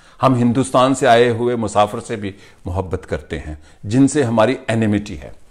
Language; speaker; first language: Urdu; non-native, local second language; Punjabi